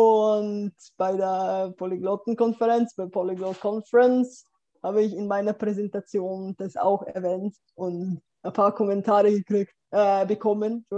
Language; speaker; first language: German; non-native, fluent; Bulgarian